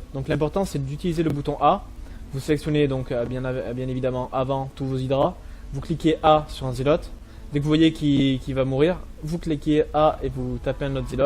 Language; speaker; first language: French; native; French